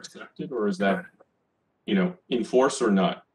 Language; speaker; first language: English; native; English